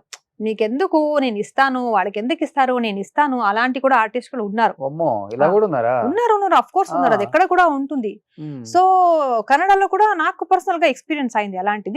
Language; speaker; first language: Telugu; non-native, local second language; Kannada